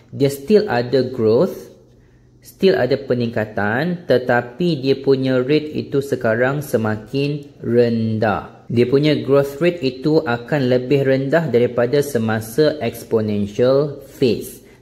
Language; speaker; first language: Malay; native; Malay